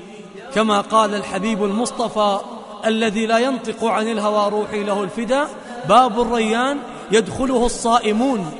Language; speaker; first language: Arabic; native; Arabic